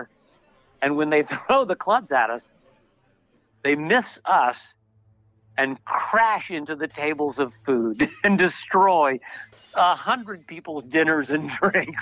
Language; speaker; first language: English; native; English